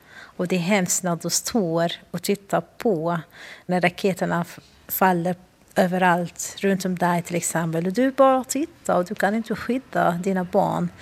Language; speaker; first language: Swedish; non-native, fluent; Arabic